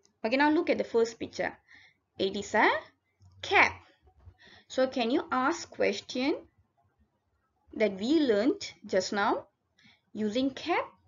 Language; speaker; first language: English; non-native, local second language; Tamil